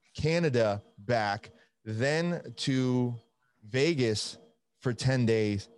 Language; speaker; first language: English; non-native, fluent; Italian